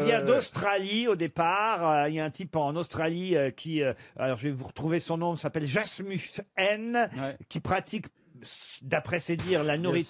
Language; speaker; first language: French; native; French